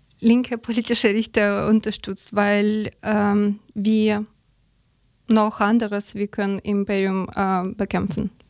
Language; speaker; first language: German; non-native, learner; Ukrainian